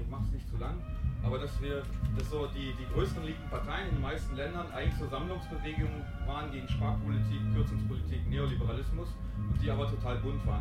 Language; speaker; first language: German; native; German